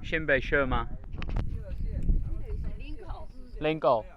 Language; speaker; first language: Chinese; non-native, learner; English